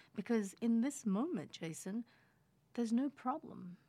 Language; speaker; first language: English; early bilingual, other home language; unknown